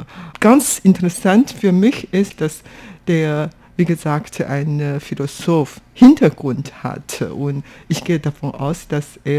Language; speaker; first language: German; non-native, fluent; Chinese